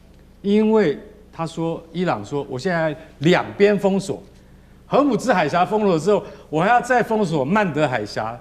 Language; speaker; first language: Chinese; native; Chinese